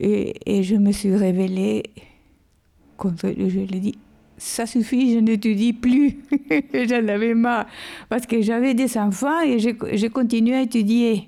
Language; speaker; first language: French; non-native, fluent; Spanish